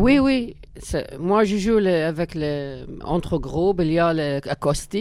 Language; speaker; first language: French; non-native, learner; Arabic